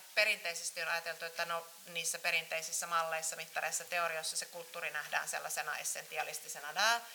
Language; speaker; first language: Finnish; native; Finnish